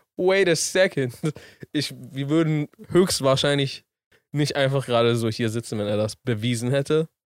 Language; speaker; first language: German; early bilingual, other home language; Persian